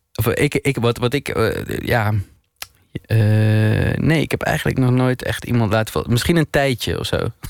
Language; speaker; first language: Dutch; native; Dutch